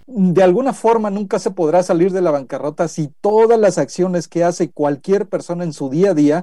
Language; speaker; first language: Spanish; native; Spanish